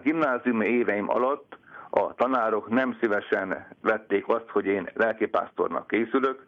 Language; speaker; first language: Hungarian; native; Hungarian